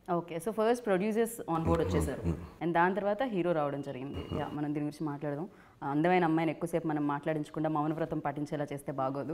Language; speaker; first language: Telugu; native; Telugu